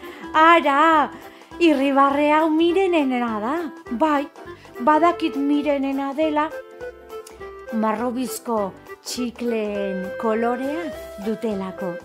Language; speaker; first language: Basque; native; Basque